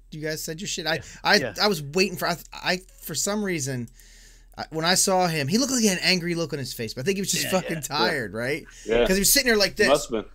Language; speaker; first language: English; native; English